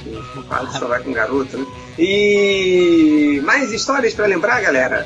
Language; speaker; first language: Portuguese; native; Portuguese